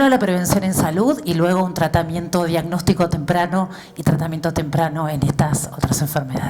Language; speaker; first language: Spanish; native; Spanish